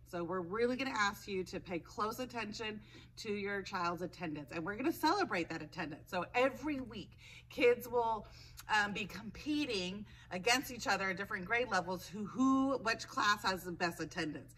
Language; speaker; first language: English; native; English